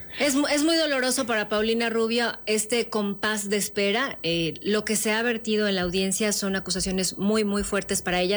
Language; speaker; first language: Spanish; native; Spanish